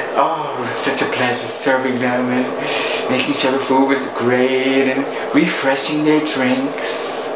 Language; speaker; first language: English; early bilingual, other home language; Spanish